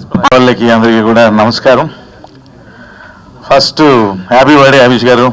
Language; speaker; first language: Telugu; native; Telugu